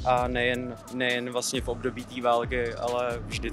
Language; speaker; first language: Czech; native; Czech